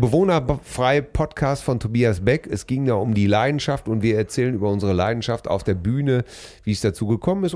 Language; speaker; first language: German; native; German